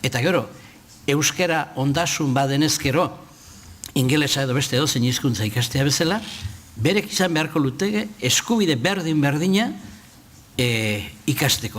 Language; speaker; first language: Basque; native; Basque